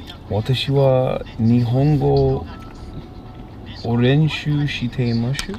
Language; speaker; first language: Japanese; non-native, learner; English